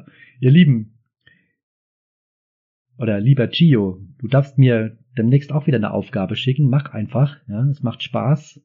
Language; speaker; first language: German; native; German